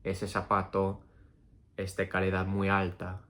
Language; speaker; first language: Spanish; non-native, fluent; English